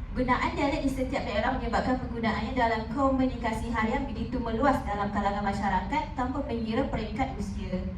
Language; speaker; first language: Malay; native; Malay